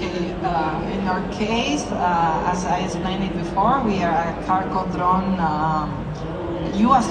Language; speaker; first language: English; non-native, learner; Spanish